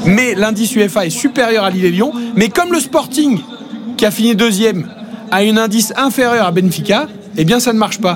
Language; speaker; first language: French; native; French